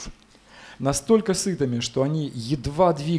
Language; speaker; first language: Russian; native; Russian